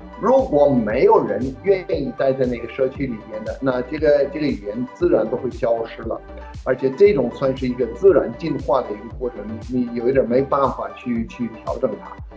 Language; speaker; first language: Chinese; non-native, fluent; English